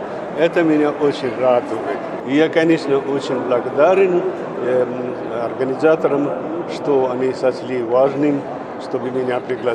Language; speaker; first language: Russian; non-native, fluent; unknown